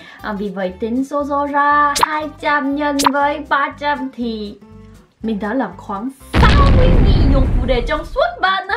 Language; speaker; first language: Vietnamese; non-native, fluent; Korean